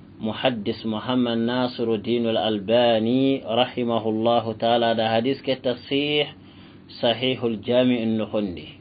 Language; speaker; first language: Arabic; non-native, fluent; Soninke